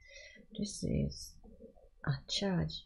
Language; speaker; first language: English; non-native, learner; Japanese